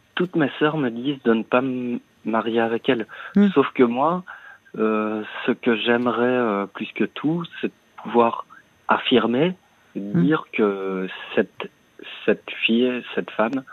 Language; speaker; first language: French; native; French